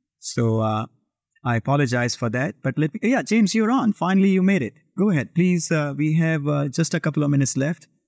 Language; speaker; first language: English; non-native, local second language; Hindi